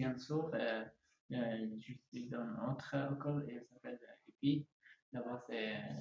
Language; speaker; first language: French; non-native, learner; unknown